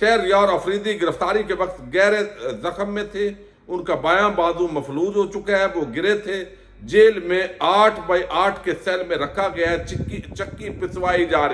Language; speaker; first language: Urdu; native; Urdu